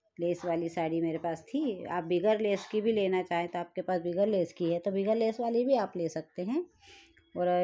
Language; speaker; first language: Hindi; native; Hindi